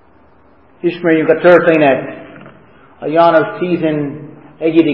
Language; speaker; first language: Hungarian; non-native, fluent; English